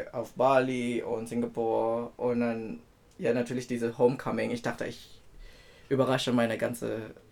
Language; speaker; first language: German; non-native, fluent; Filipino